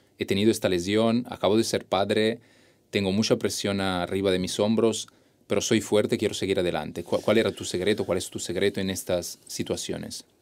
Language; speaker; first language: Spanish; non-native, fluent; Italian